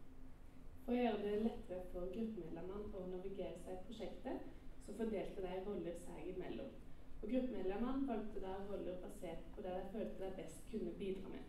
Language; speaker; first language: Norwegian; native; Norwegian